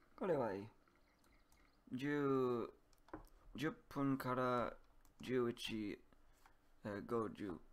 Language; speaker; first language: Japanese; non-native, learner; English